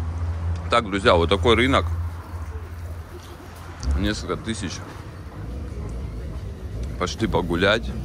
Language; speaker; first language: Russian; native; Russian